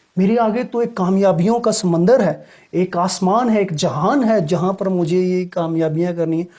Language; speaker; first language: Urdu; non-native, local second language; Punjabi